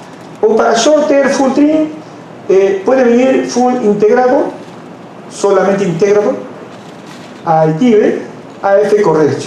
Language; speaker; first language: Spanish; native; Spanish